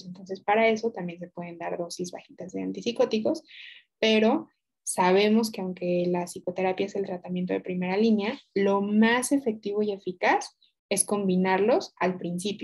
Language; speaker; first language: Spanish; native; Spanish